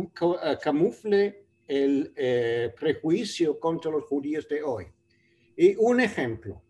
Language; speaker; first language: Spanish; non-native, fluent; English